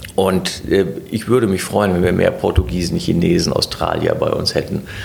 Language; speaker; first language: German; native; German